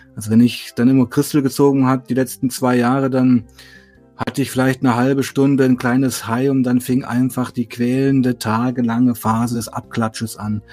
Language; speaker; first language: German; native; German